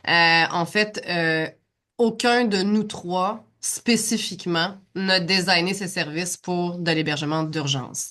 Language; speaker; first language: French; native; French